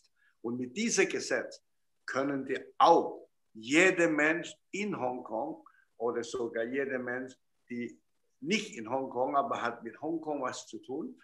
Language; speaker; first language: German; non-native, fluent; Chinese